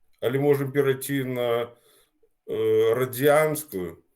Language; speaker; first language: Ukrainian; non-native, local second language; Russian